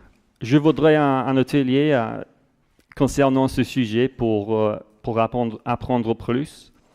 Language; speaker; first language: French; non-native, fluent; English